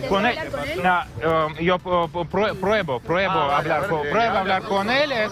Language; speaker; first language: Spanish; non-native, learner; Russian